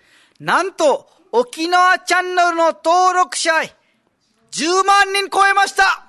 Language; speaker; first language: Japanese; native; Japanese